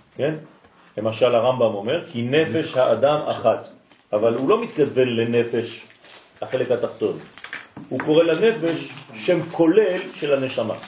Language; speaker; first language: Hebrew; non-native, fluent; French